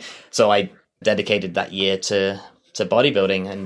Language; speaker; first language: English; native; English